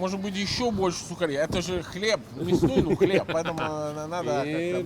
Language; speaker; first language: Russian; non-native, fluent; Italian